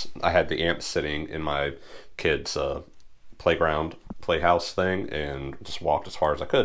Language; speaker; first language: English; native; English